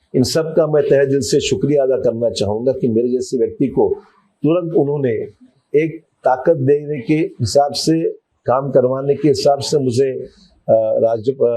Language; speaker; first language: Hindi; non-native, local second language; Marathi